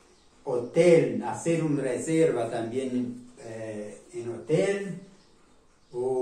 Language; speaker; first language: Spanish; non-native, learner; Portuguese